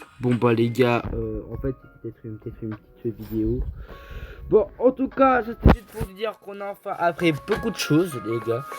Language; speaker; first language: French; native; French